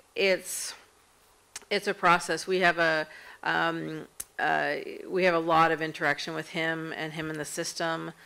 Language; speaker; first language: English; native; English